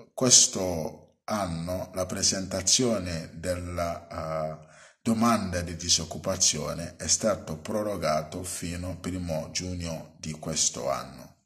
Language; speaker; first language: Italian; non-native, fluent; Akan